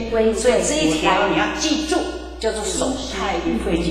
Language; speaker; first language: Chinese; native; Chinese